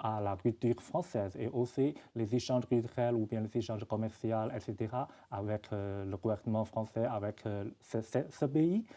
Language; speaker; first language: French; non-native, fluent; Chinese